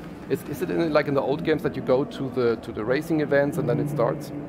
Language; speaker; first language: English; non-native, fluent; German